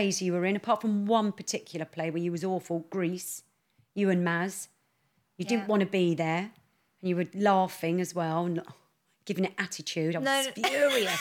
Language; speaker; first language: English; native; English